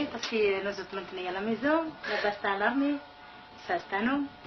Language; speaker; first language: French; non-native, learner; Kabyle